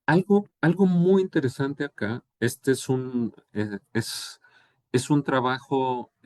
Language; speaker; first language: Spanish; native; Spanish